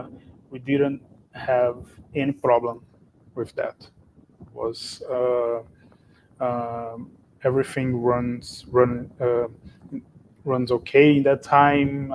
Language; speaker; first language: English; non-native, fluent; Portuguese